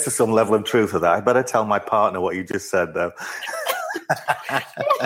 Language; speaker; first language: English; native; English